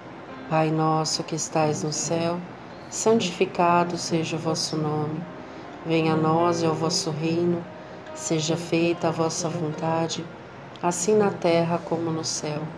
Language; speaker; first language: Portuguese; native; Portuguese